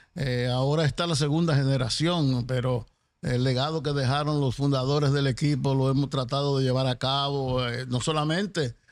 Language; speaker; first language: Spanish; native; Spanish